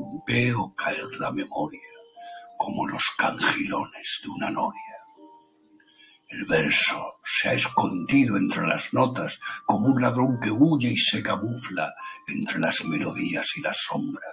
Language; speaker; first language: Spanish; native; Spanish